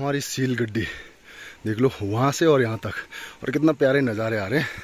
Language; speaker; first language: Hindi; native; Hindi